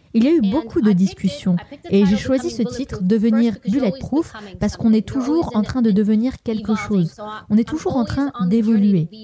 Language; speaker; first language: French; non-native, fluent; Greek